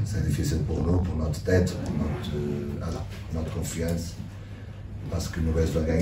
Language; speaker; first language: French; non-native, learner; Portuguese